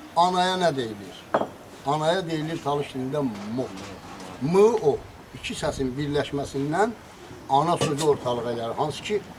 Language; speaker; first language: Azerbaijani; non-native, local second language; Talysh